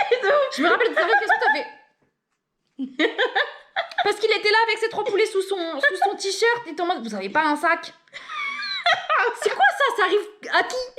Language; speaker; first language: French; native; French